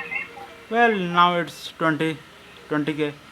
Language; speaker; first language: English; non-native, learner; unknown